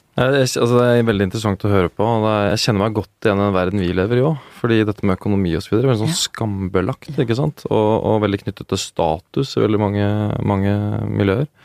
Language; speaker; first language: Norwegian; native; Norwegian